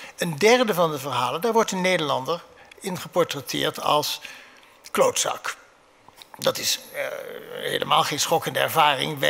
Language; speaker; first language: Dutch; native; Dutch